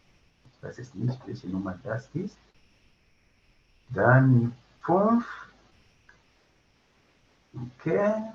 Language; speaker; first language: German; non-native, fluent; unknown